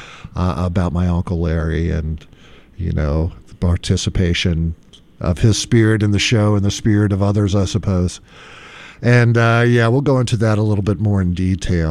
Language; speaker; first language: English; native; English